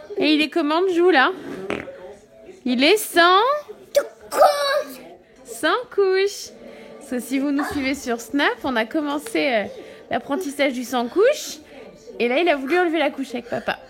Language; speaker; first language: French; native; French